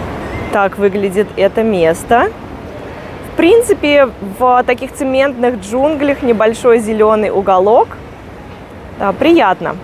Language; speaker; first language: Russian; native; Russian